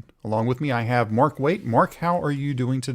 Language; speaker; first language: English; native; English